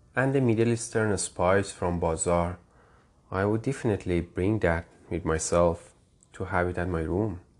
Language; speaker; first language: English; non-native, fluent; Persian